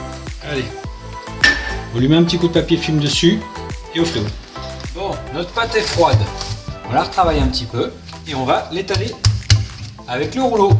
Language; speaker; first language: French; native; French